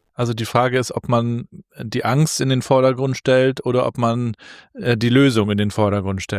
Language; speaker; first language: German; native; German